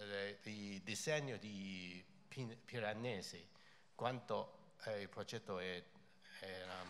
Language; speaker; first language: Italian; non-native, fluent; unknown